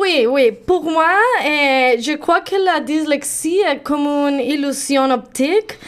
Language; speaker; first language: French; non-native, learner; Spanish